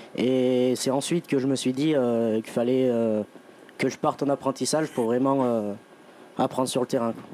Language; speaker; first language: French; native; French